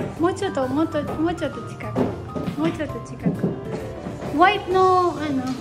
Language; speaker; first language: Japanese; non-native, learner; Filipino